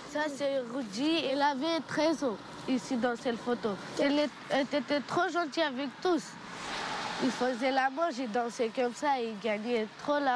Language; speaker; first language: French; non-native, learner; Romanian